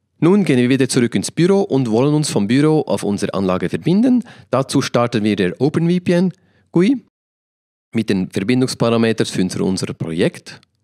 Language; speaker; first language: German; native; German